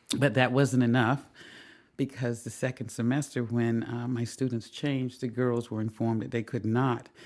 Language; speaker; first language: English; native; English